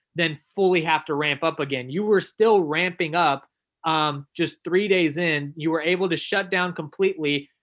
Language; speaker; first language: English; native; English